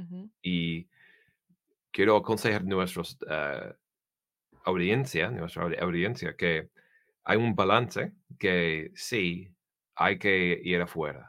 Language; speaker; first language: Spanish; non-native, fluent; English